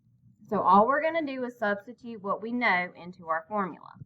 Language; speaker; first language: English; native; English